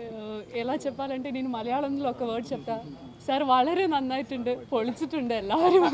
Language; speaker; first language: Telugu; non-native, learner; Malayalam